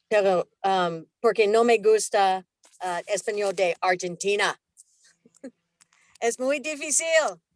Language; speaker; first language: Spanish; non-native, learner; English